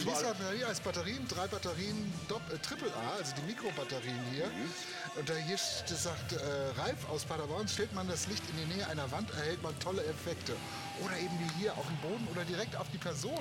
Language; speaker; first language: German; native; German